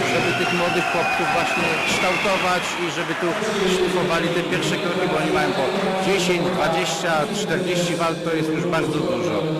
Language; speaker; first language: Polish; native; Polish